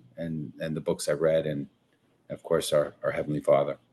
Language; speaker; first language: English; native; English